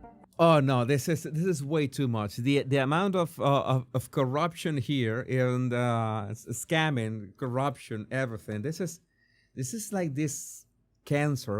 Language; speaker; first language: English; non-native, fluent; Spanish